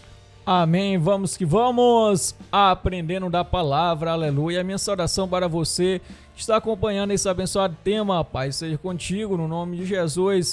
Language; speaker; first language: Portuguese; native; Portuguese